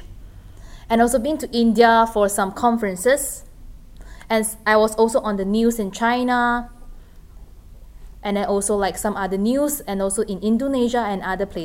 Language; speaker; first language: English; non-native, local second language; Chinese